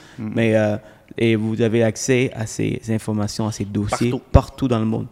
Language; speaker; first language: French; native; French